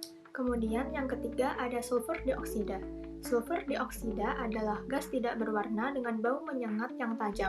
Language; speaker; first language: Indonesian; native; Indonesian